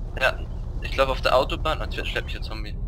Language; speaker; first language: German; native; German